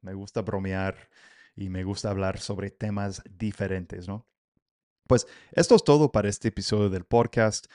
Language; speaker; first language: Spanish; non-native, fluent; English